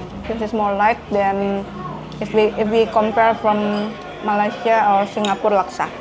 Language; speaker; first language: English; non-native, fluent; Indonesian